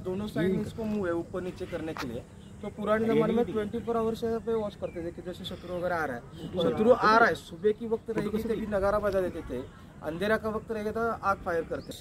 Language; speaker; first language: Hindi; non-native, local second language; Marathi